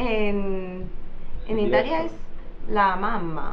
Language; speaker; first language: Catalan; native; Catalan